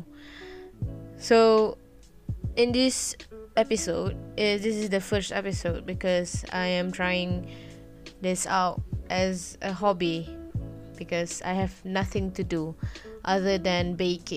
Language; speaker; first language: English; non-native, local second language; Malay